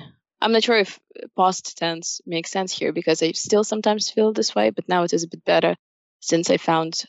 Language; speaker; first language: English; non-native, fluent; Russian